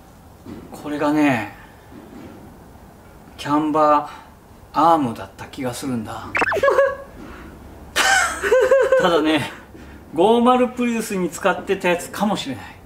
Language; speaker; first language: Japanese; native; Japanese